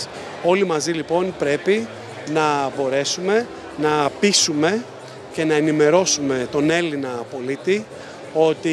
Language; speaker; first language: Greek; native; Greek